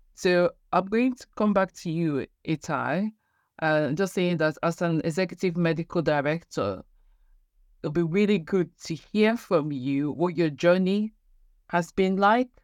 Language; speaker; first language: English; non-native, local second language; Igbo